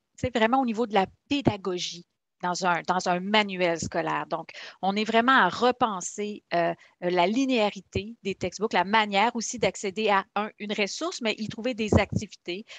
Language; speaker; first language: French; native; French